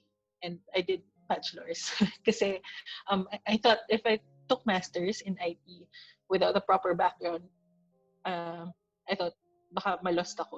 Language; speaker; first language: English; non-native, local second language; Filipino